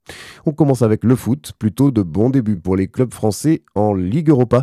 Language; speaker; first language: French; native; French